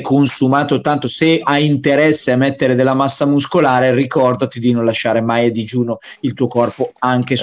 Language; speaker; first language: Italian; native; Italian